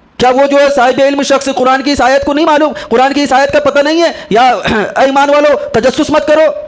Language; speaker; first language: Urdu; native; Urdu